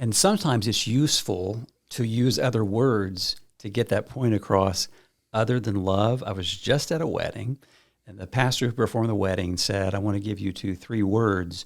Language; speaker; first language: English; native; English